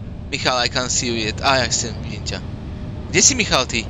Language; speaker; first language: English; non-native, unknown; Slovak